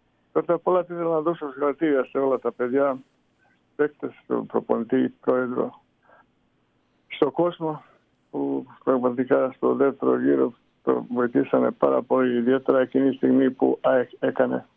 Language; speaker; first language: Greek; non-native, fluent; Serbian